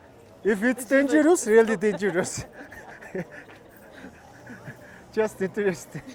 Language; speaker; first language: English; non-native, learner; Mongolian